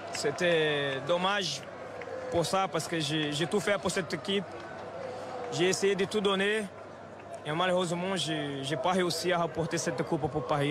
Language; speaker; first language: French; non-native, fluent; Portuguese